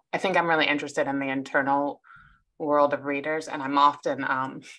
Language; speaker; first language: English; native; English